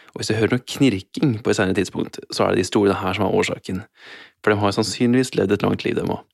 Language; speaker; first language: Norwegian; native; Norwegian